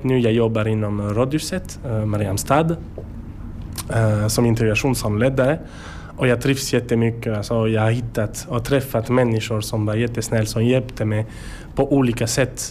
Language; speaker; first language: Swedish; non-native, learner; French